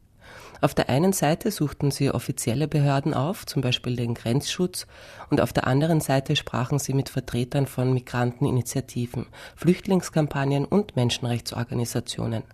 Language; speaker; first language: German; native; German